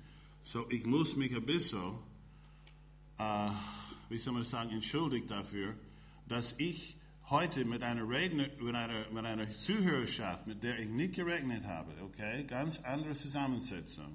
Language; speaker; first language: German; non-native, fluent; English